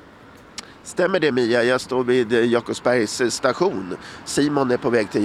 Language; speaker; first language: Swedish; native; Swedish